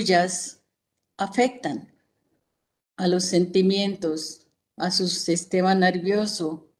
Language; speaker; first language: Spanish; non-native, fluent; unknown